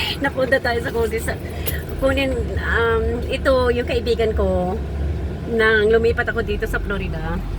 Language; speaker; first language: Filipino; non-native, local second language; Cebuano